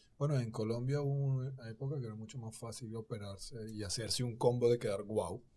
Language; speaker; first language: Spanish; native; Spanish